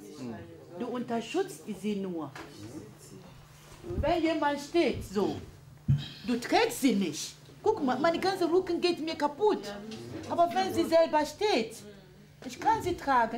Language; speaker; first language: German; non-native, fluent; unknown